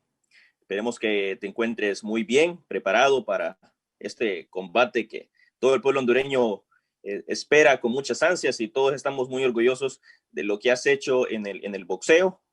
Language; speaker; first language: Spanish; native; Spanish